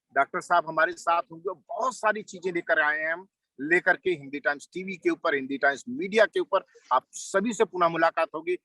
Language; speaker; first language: Hindi; native; Hindi